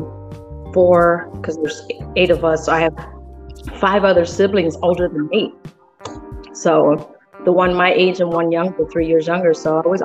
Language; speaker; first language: English; early bilingual, other home language; Spanish